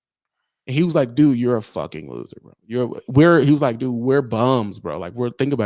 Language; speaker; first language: English; native; English